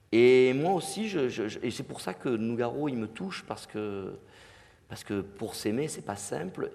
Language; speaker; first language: French; native; French